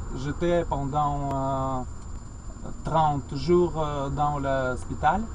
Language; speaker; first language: French; non-native, learner; Russian